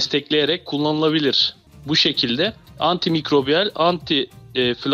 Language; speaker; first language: Turkish; native; Turkish